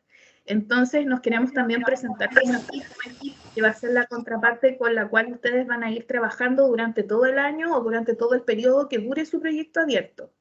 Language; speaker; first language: Spanish; native; Spanish